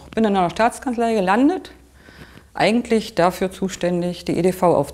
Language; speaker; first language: German; native; German